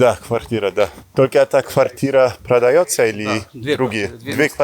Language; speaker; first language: Russian; non-native, learner; English